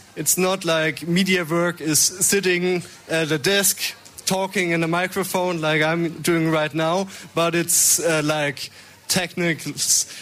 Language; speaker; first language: English; non-native, fluent; German